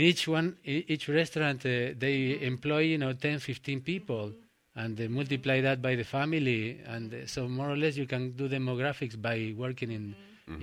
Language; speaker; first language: English; non-native, fluent; Spanish